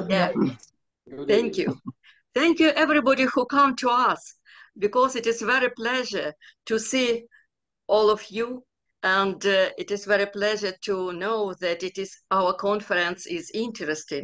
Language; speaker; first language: English; non-native, learner; Ukrainian